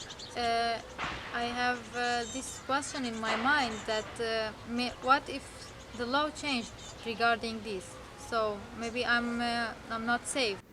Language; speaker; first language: English; non-native, fluent; Arabic